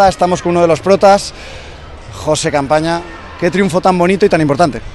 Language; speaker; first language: Spanish; native; Spanish